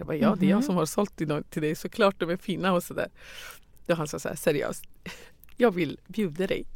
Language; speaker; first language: Swedish; non-native, fluent; Persian